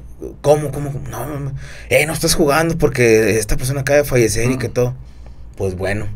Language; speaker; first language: Spanish; native; Spanish